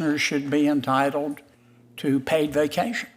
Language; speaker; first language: English; native; English